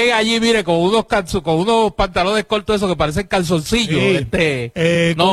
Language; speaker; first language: Spanish; native; Spanish